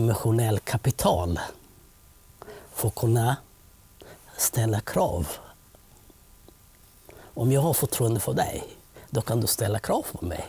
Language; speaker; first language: Swedish; non-native, fluent; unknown